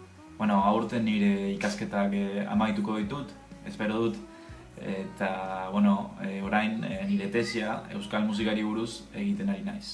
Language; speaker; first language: Basque; non-native, learner; Spanish